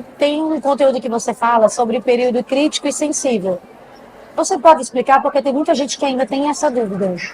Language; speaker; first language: Portuguese; native; Portuguese